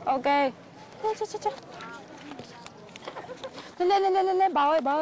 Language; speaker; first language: Vietnamese; non-native, learner; Russian